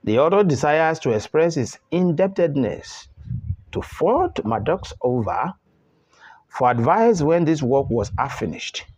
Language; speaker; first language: English; non-native, local second language; Yoruba